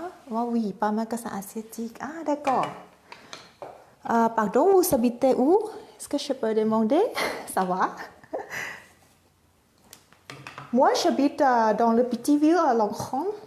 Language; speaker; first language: French; non-native, fluent; Thai